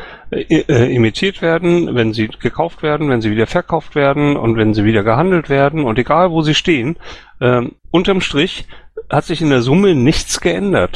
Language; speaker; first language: German; native; German